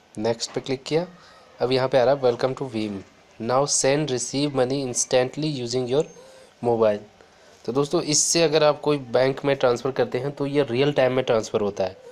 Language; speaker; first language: Hindi; native; Hindi